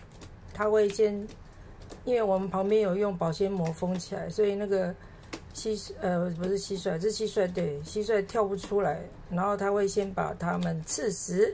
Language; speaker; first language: Chinese; native; Chinese